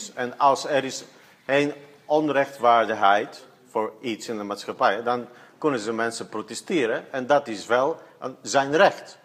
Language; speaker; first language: Dutch; non-native, fluent; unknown